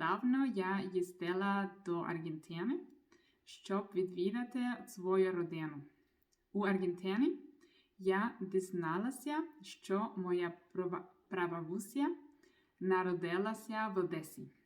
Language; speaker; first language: Ukrainian; non-native, learner; Spanish